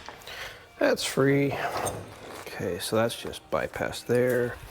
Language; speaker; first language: English; native; English